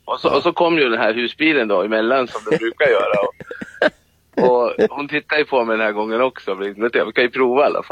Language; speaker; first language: Swedish; native; Swedish